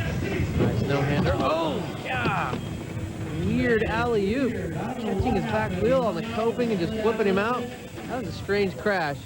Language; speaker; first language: English; native; English